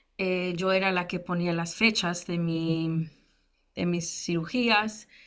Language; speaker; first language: Spanish; early bilingual, heritage; Spanish